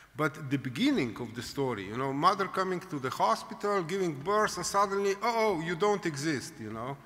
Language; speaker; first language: English; non-native, fluent; Slovenian